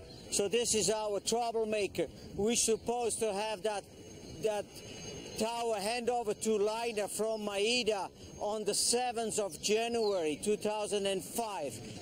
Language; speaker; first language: English; non-native, fluent; German